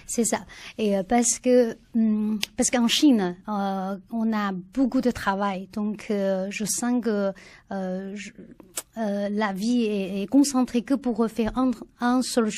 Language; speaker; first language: French; non-native, learner; Chinese